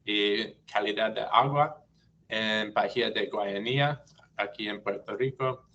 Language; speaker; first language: Spanish; non-native, learner; English